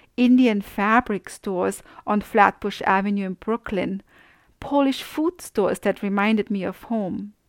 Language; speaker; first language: English; non-native, fluent; German